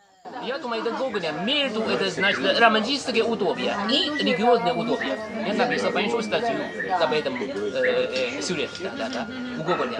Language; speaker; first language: Russian; non-native, fluent; Chinese